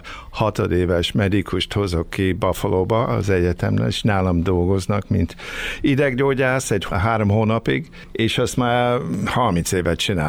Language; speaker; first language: Hungarian; early bilingual, heritage; Hungarian